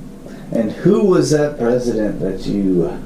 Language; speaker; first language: English; native; English